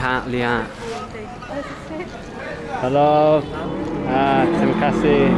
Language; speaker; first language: Indonesian; non-native, learner; English